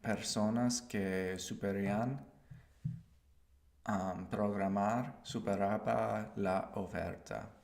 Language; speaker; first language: Spanish; non-native, learner; English